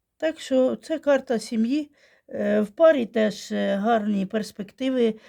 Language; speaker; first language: Ukrainian; non-native, local second language; Russian